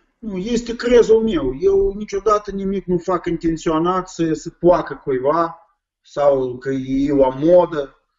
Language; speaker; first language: Romanian; non-native, local second language; Russian